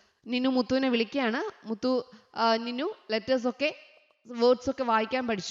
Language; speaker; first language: Malayalam; native; Malayalam